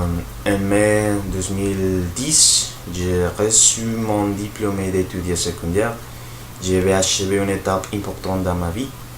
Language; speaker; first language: French; non-native, learner; Spanish